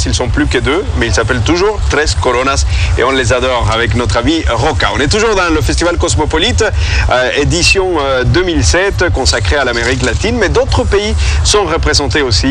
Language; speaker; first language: French; native; French